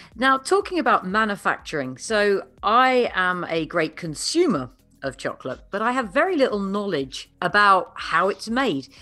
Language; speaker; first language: English; native; English